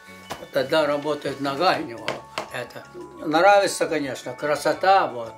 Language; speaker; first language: Russian; non-native, local second language; Yakut